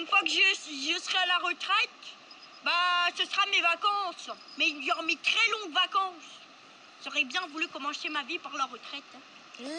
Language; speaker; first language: French; native; French